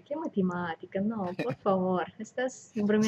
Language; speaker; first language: Spanish; non-native, fluent; Russian